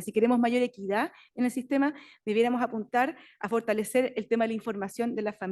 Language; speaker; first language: Spanish; native; Spanish